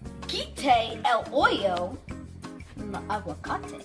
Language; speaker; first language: Spanish; non-native, learner; English